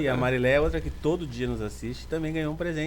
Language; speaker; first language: Portuguese; native; Portuguese